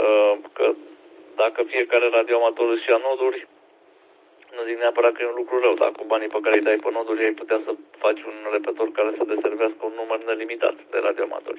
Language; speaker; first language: Romanian; native; Romanian